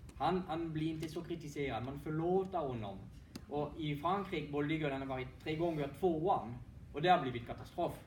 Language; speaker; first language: Swedish; non-native, fluent; French